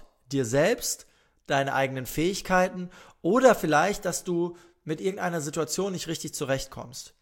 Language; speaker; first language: German; native; German